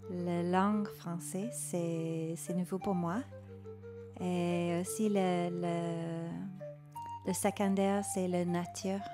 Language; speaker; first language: French; non-native, learner; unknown